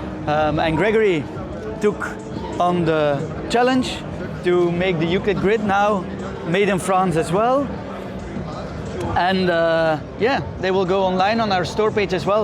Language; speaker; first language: English; non-native, fluent; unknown